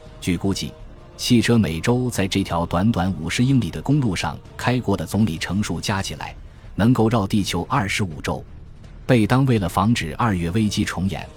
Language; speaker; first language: Chinese; native; Chinese